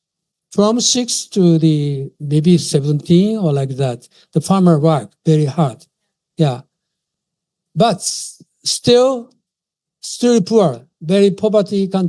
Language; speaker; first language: English; non-native, fluent; Japanese